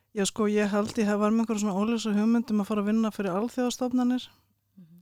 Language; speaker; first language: Icelandic; early bilingual, other home language; Russian